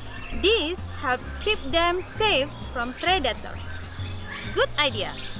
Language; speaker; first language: English; non-native, fluent; Indonesian